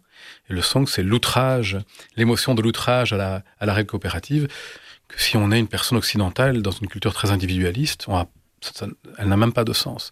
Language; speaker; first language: French; native; French